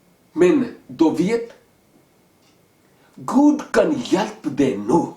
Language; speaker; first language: Swedish; non-native, learner; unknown